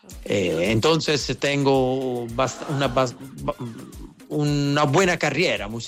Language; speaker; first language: Spanish; non-native, learner; Italian